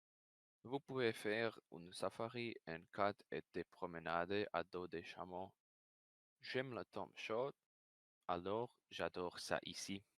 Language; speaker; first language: French; non-native, learner; Slovak